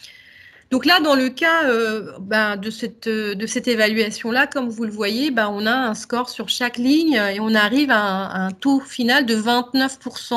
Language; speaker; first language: French; native; French